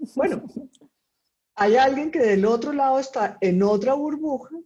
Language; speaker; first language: Spanish; native; Spanish